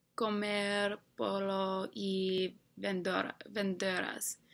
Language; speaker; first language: Spanish; non-native, learner; English